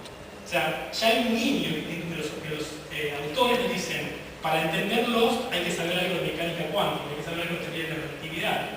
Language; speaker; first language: Spanish; native; Spanish